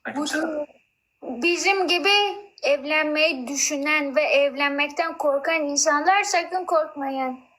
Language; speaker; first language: Turkish; early bilingual, heritage; Turkish